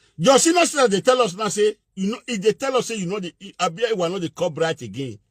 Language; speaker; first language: Nigerian Pidgin; native; Nigerian Pidgin